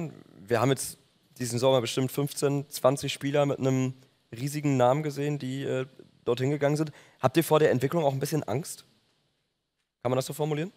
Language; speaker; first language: German; native; German